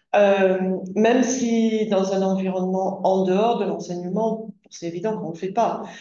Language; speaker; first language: French; non-native, fluent; English